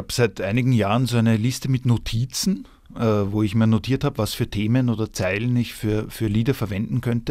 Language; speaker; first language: German; native; German